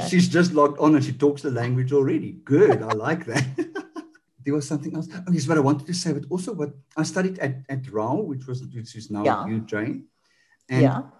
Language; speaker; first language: English; non-native, local second language; Afrikaans